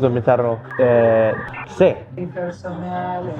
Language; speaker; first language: Spanish; non-native, learner; Cebuano